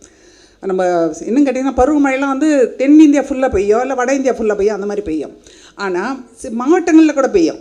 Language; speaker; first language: Tamil; native; Tamil